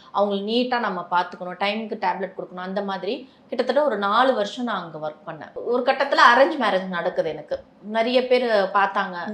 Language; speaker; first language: Tamil; native; Tamil